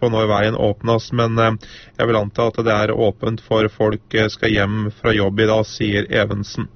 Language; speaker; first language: Norwegian; native; Norwegian